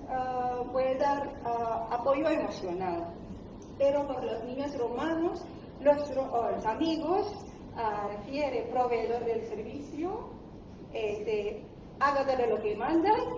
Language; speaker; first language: Spanish; non-native, learner; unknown